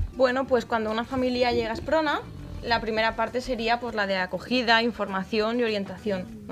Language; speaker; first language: Spanish; native; Spanish